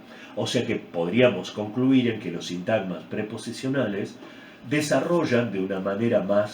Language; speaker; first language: Spanish; native; Spanish